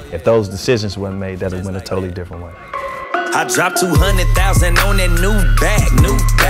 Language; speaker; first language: English; native; English